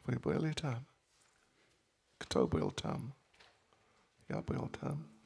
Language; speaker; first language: Russian; non-native, learner; English